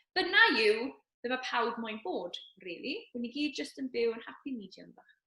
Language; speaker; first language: Welsh; native; Welsh